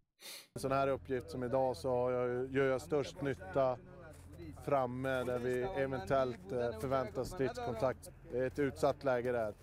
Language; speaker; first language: Swedish; native; Swedish